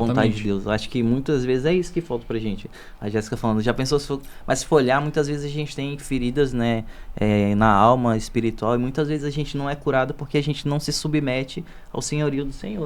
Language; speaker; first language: Portuguese; native; Portuguese